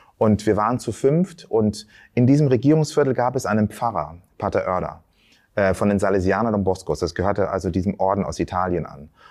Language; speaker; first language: German; early bilingual, other home language; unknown